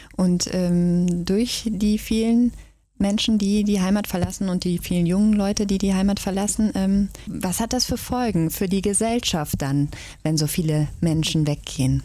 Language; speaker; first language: German; native; German